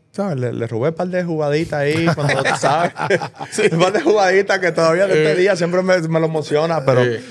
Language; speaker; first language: Spanish; early bilingual, heritage; Spanish